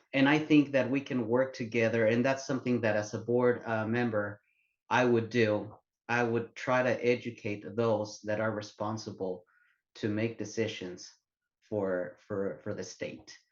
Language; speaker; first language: English; non-native, fluent; Spanish